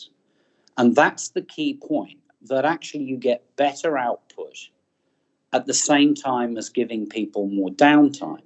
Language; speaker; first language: English; native; English